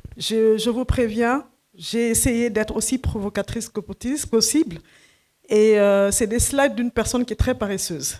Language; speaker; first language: French; non-native, local second language; Fula